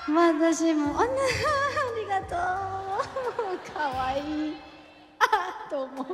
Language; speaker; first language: Japanese; non-native, fluent; Korean